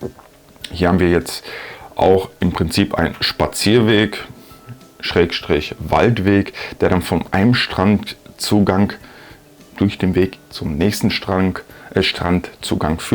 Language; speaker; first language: German; native; German